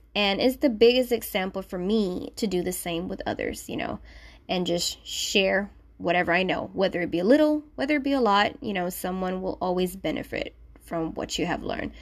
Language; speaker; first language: English; non-native, fluent; Spanish